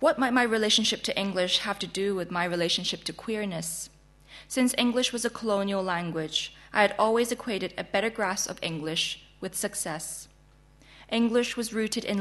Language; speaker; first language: English; non-native, local second language; Chinese